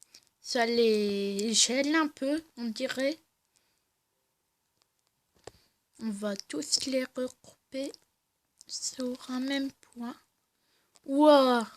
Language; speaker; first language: French; native; French